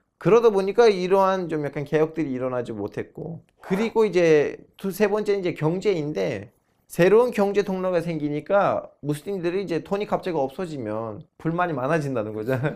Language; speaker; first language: Korean; non-native, fluent; Turkish